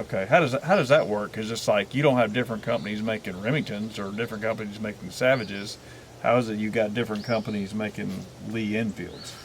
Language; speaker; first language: English; native; English